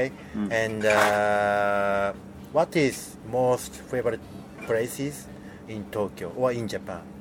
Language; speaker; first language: English; non-native, learner; Japanese